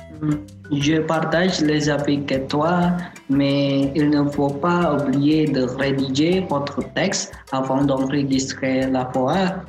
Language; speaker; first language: French; non-native, learner; Chinese